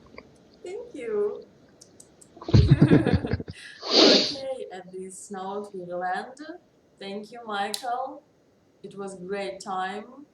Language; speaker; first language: English; non-native, learner; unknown